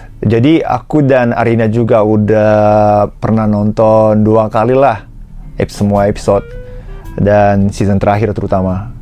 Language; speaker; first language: Indonesian; non-native, fluent; Japanese